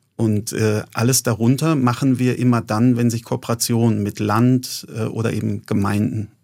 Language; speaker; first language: German; native; German